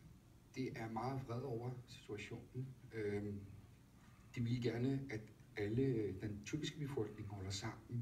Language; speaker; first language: Danish; non-native, fluent; Turkish